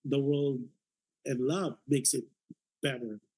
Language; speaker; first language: English; non-native, local second language; Filipino